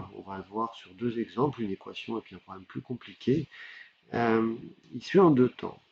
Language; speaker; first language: French; native; French